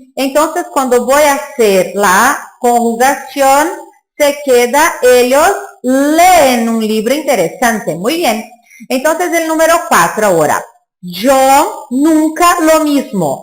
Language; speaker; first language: Spanish; non-native, fluent; Portuguese